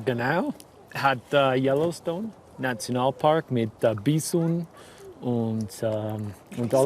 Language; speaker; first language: German; non-native, learner; English